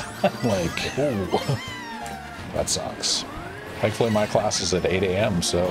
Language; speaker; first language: English; native; English